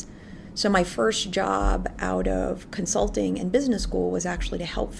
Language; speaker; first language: English; non-native, local second language; Filipino